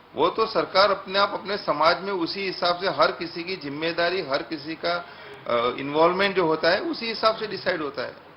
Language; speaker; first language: Hindi; non-native, local second language; Gujarati